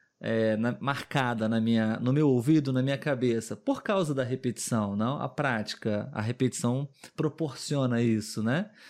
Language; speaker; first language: Portuguese; native; Portuguese